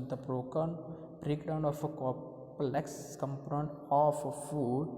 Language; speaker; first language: English; non-native, local second language; Gujarati